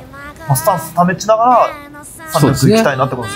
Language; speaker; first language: Japanese; native; Japanese